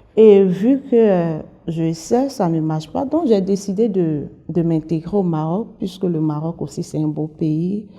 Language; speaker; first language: French; native; French